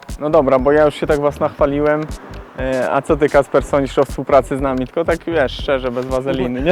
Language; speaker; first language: Polish; native; Polish